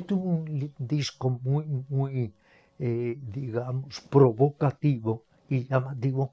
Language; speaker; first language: Spanish; native; Spanish